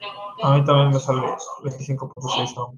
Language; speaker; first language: Spanish; native; Spanish